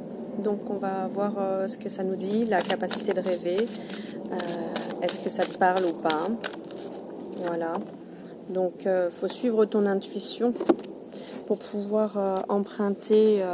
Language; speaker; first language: French; native; French